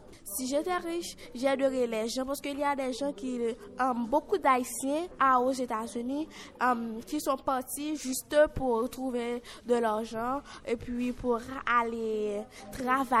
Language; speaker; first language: French; non-native, local second language; Haitian Creole